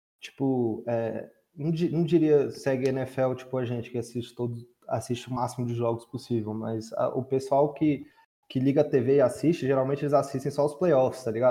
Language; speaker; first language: Portuguese; native; Portuguese